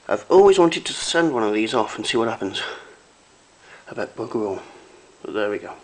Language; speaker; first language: English; native; English